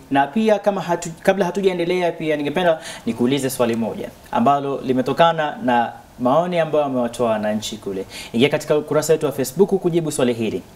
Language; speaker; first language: Swahili; native; Swahili